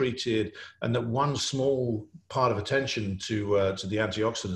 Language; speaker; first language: English; native; English